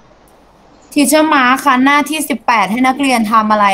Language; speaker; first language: Thai; native; Thai